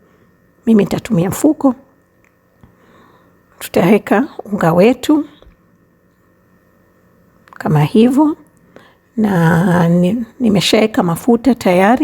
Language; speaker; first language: Swahili; native; Swahili